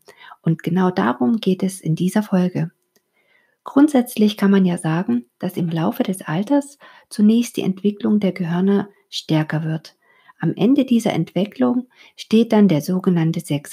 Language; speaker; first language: German; native; German